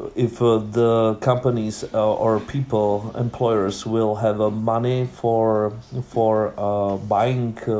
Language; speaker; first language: English; non-native, learner; Czech